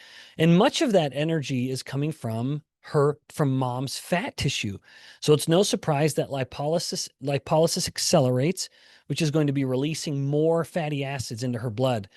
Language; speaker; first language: English; native; English